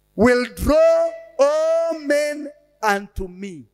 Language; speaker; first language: English; non-native, local second language; Swahili